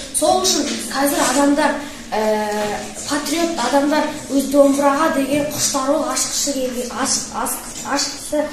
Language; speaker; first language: Kazakh; non-native, local second language; Russian